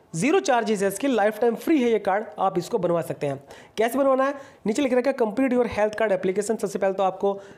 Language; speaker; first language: Hindi; native; Hindi